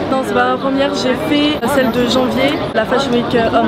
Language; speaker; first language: French; native; French